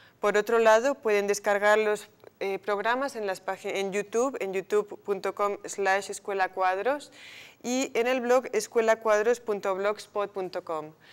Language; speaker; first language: Spanish; native; Spanish